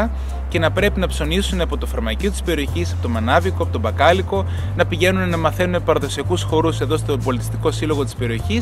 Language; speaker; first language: Greek; native; Greek